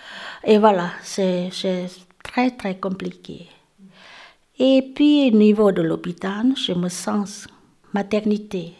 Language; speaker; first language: French; non-native, learner; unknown